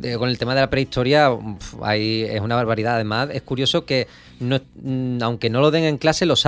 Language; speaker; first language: Spanish; native; Spanish